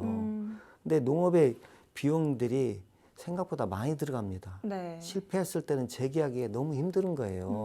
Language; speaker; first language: Korean; native; Korean